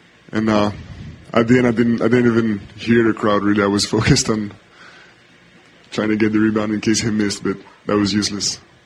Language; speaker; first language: English; non-native, fluent; French